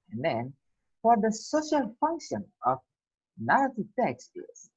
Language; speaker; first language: English; non-native, learner; Indonesian